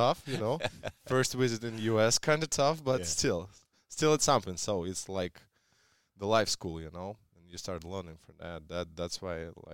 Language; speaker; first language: English; non-native, learner; Russian